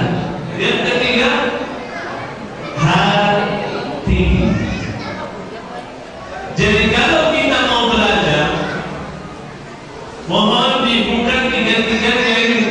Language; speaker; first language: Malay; non-native, fluent; Arabic